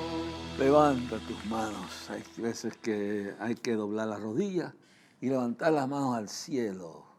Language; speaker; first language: Spanish; native; Spanish